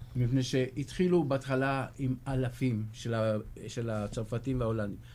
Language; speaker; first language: Hebrew; early bilingual, other home language; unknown